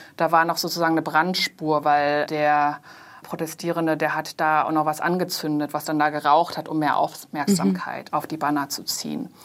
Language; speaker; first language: German; non-native, fluent; Chinese